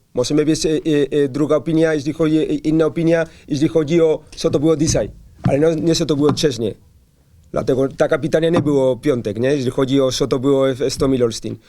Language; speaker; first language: Polish; non-native, learner; Spanish